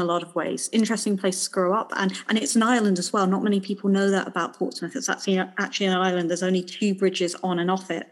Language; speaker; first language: English; native; English